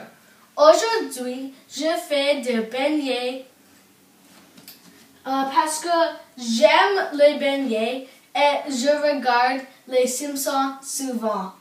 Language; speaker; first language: French; non-native, learner; English